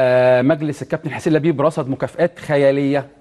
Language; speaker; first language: Arabic; native; Arabic